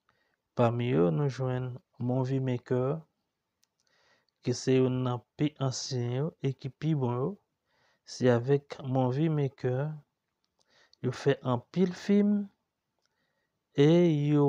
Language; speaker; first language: French; non-native, learner; Haitian Creole